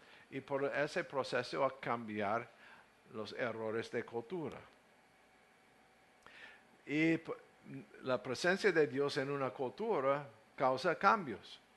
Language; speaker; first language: Spanish; non-native, learner; English